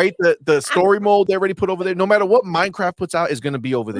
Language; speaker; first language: English; native; English